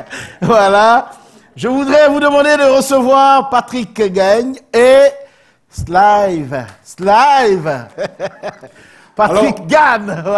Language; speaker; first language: French; native; French